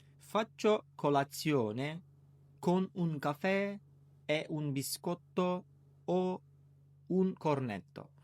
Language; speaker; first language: Italian; non-native, learner; Turkish